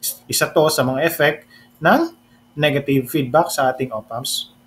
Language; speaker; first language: Filipino; native; Filipino